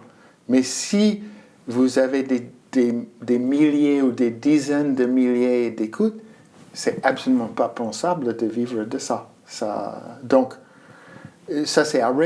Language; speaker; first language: French; non-native, fluent; English